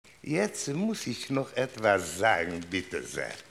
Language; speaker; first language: German; non-native, learner; Hungarian